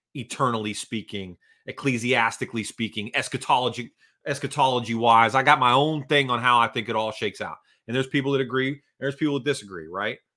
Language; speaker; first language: English; early bilingual, other home language; Hungarian